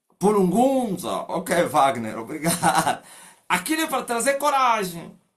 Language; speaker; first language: Portuguese; non-native, local second language; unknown